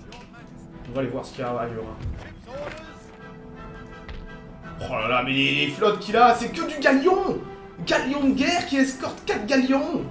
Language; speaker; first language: French; native; French